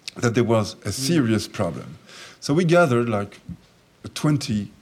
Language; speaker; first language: English; non-native, fluent; French